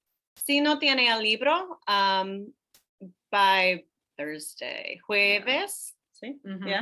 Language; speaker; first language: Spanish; non-native, learner; English